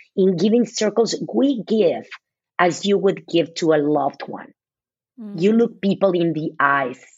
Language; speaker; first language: English; non-native, fluent; Spanish